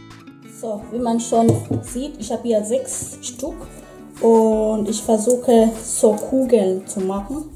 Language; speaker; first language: German; non-native, fluent; Swahili